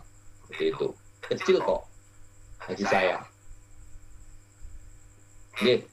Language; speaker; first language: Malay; non-native, local second language; Javanese